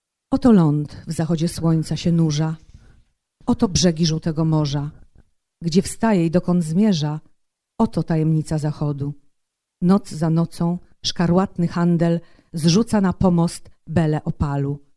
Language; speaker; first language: Polish; native; Polish